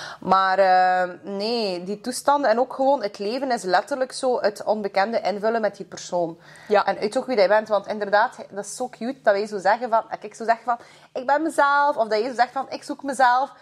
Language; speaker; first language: Dutch; native; Dutch